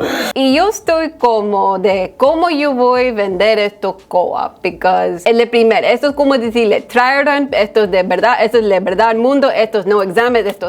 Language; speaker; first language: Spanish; early bilingual, heritage; Spanish